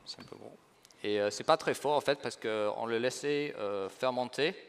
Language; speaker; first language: French; non-native, fluent; English